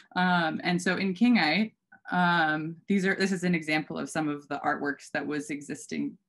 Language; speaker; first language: English; native; English